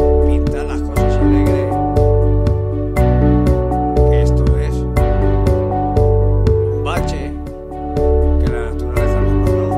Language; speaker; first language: Spanish; native; Spanish